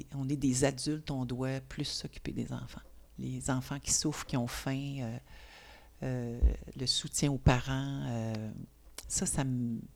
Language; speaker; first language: French; native; French